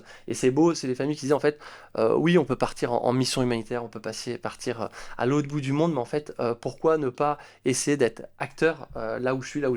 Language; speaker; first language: French; native; French